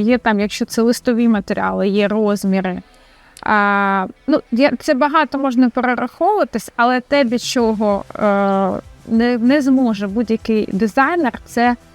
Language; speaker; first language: Ukrainian; native; Ukrainian